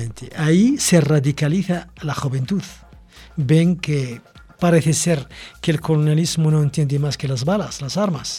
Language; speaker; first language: Spanish; non-native, local second language; Arabic